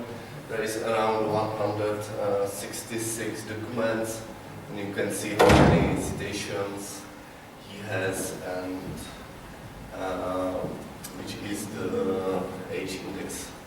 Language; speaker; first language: English; non-native, learner; Czech